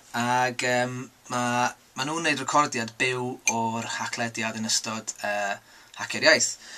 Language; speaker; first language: Welsh; native; Welsh